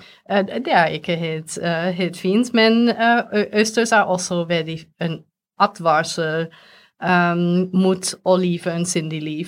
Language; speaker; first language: Norwegian; non-native, fluent; Dutch